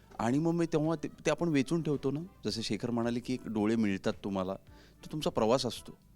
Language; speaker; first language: Marathi; native; Marathi